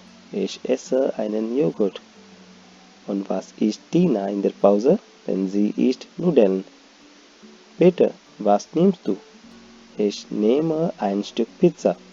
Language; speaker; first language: German; non-native, fluent; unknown